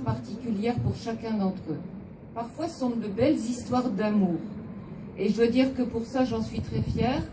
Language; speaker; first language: French; native; French